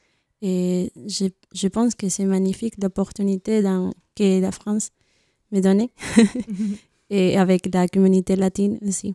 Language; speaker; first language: French; non-native, learner; Spanish